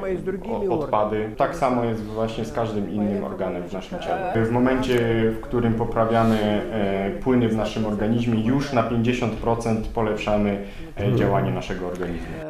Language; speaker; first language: Polish; non-native, fluent; Russian